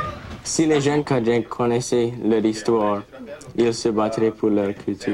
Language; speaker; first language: French; non-native, local second language; English